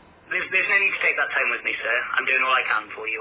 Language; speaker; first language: English; native; English